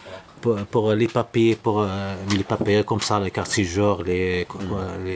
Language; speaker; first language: French; non-native, learner; Arabic